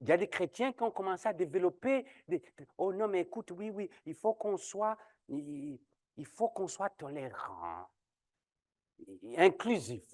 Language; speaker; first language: French; non-native, local second language; Kinyarwanda